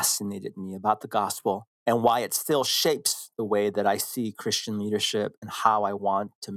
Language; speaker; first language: English; early bilingual, other home language; Korean